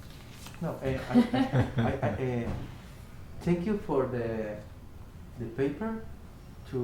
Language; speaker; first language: English; non-native, learner; Spanish